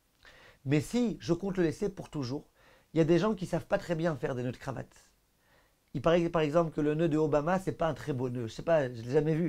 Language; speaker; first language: French; native; French